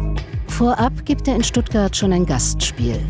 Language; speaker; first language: German; native; German